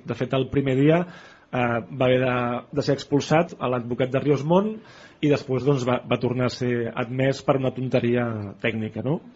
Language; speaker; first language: Catalan; native; Catalan